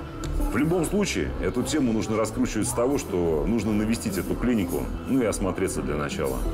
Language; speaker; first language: Russian; native; Russian